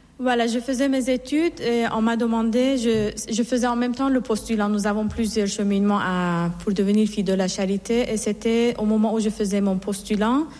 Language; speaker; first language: French; non-native, fluent; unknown